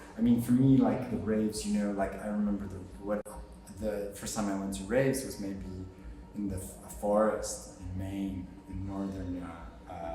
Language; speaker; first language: English; native; English